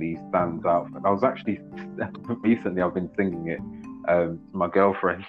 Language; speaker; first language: English; native; English